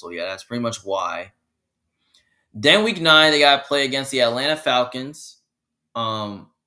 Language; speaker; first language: English; native; English